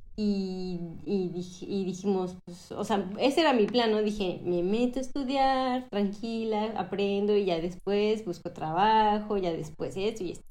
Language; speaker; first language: Spanish; native; Spanish